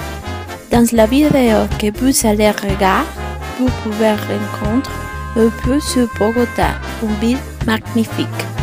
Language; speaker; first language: French; non-native, learner; Spanish